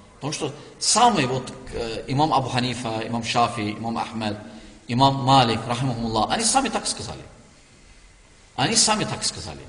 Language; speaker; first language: Russian; non-native, learner; Turkish